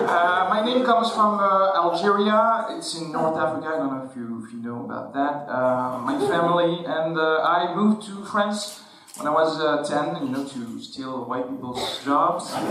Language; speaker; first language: English; non-native, fluent; Arabic